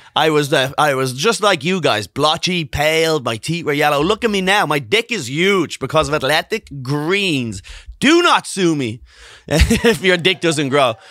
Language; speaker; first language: English; native; English